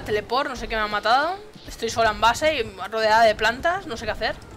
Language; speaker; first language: Spanish; native; Spanish